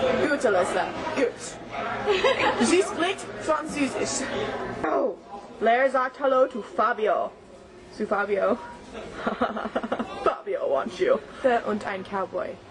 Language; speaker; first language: German; non-native, learner; English